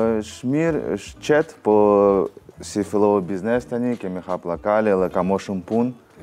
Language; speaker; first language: Albanian; non-native, learner; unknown